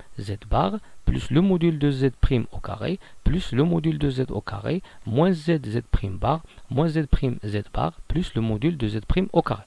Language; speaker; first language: French; non-native, local second language; Arabic